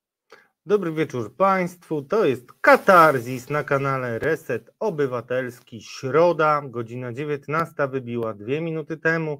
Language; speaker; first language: Polish; native; Polish